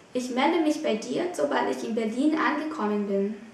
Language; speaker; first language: German; non-native, fluent; Vietnamese